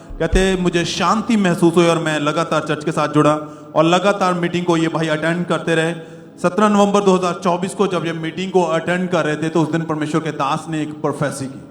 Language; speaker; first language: Hindi; native; Hindi